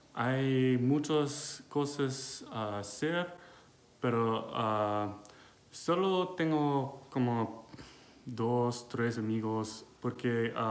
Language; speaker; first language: Spanish; non-native, learner; English